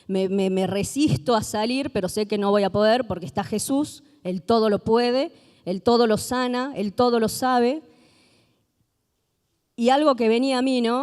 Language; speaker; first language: Spanish; native; Spanish